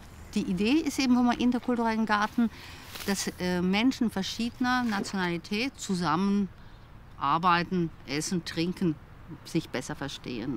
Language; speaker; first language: German; native; German